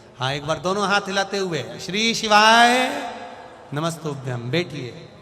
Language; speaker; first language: Hindi; native; Hindi